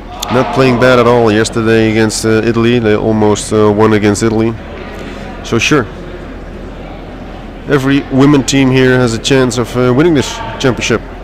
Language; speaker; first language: English; non-native, fluent; Dutch